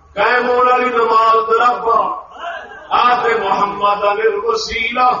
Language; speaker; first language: Urdu; non-native, local second language; Punjabi